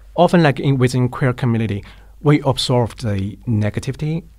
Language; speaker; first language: English; non-native, fluent; Chinese